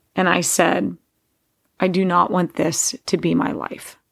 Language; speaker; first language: English; native; English